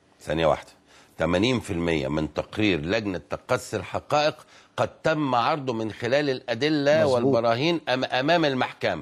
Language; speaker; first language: Arabic; native; Arabic